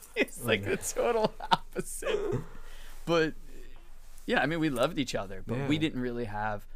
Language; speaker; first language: English; native; English